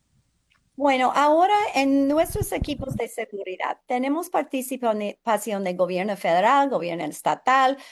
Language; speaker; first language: Spanish; non-native, fluent; English